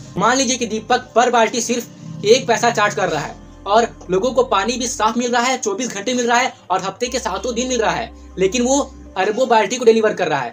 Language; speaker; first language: Hindi; native; Hindi